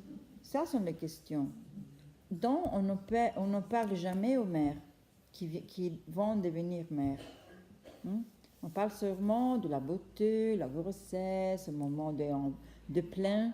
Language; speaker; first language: French; non-native, fluent; Italian